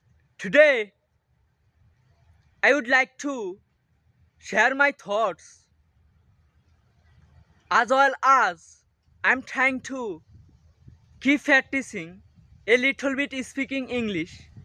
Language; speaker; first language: English; non-native, learner; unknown